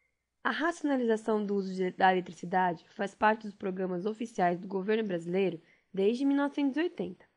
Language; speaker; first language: Portuguese; native; Portuguese